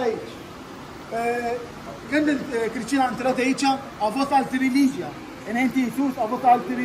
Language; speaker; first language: Romanian; non-native, learner; Arabic